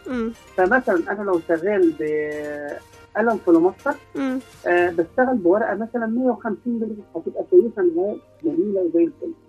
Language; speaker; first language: Arabic; native; Arabic